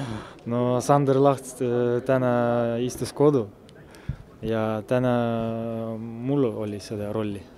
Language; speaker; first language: Estonian; non-native, local second language; Russian